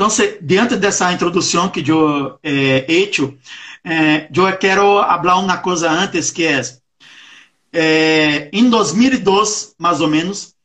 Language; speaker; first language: Portuguese; non-native, learner; Spanish